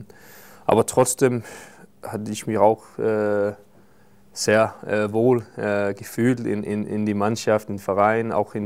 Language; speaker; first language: German; non-native, fluent; Danish